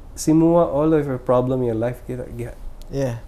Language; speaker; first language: Indonesian; non-native, fluent; Filipino